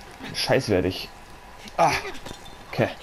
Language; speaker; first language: German; native; German